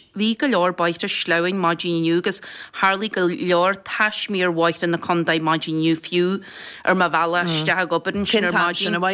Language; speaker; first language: Irish; native; Irish